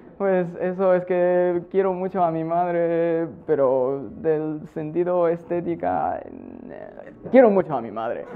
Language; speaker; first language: Spanish; non-native, fluent; Chinese